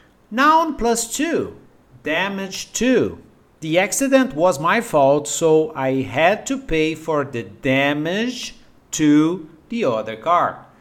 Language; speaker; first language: English; non-native, fluent; Portuguese